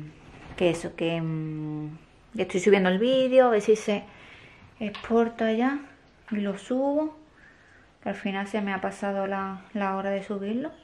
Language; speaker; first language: Spanish; native; Spanish